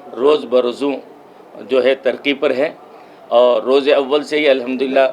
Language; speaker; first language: Urdu; native; Urdu